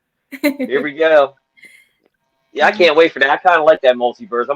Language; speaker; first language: English; native; English